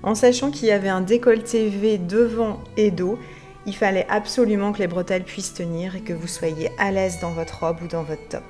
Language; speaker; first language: French; native; French